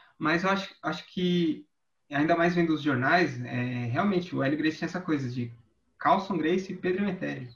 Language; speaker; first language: Portuguese; native; Portuguese